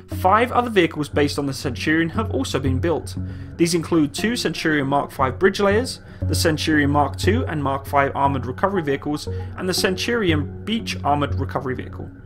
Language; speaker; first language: English; native; English